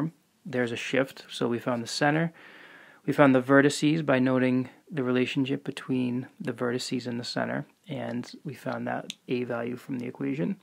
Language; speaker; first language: English; native; English